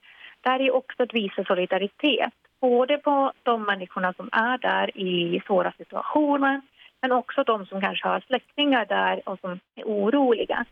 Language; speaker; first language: Swedish; non-native, fluent; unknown